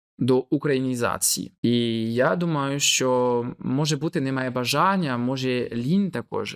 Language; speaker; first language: Ukrainian; non-native, fluent; French